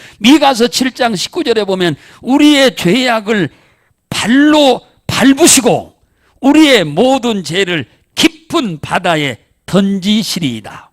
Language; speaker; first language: Korean; native; Korean